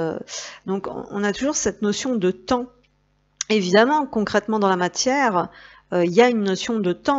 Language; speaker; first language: French; native; French